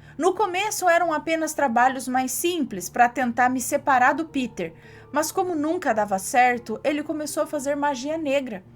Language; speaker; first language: Portuguese; native; Portuguese